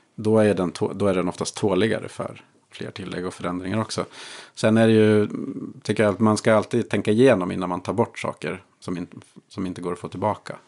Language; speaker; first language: Swedish; native; Swedish